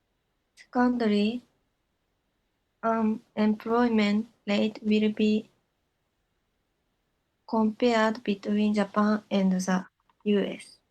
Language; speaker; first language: English; non-native, learner; Japanese